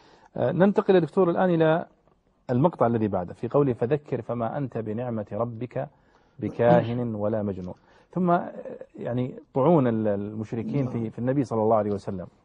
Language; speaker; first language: Arabic; native; Arabic